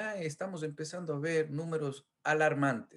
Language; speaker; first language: Spanish; native; Spanish